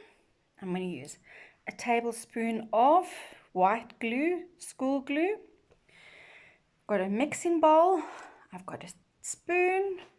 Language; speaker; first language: English; native; English